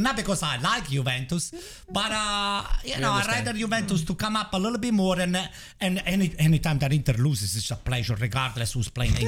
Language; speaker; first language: English; non-native, fluent; Italian